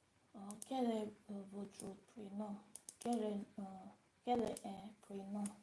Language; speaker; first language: French; non-native, learner; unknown